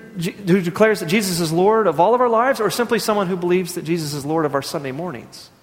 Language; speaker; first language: English; native; English